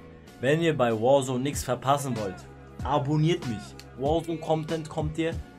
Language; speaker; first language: German; native; German